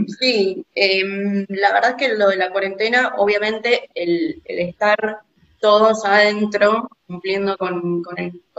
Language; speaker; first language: Spanish; native; Spanish